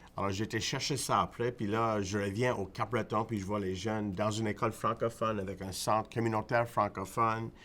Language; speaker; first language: French; non-native, local second language; English